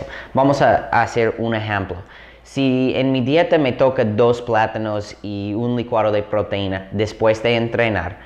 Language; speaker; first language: Spanish; non-native, fluent; English